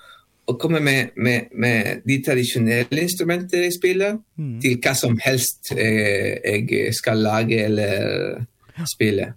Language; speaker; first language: Norwegian; non-native, learner; Spanish